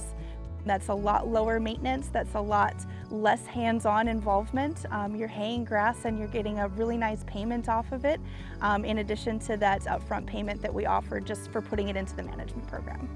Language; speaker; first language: English; native; English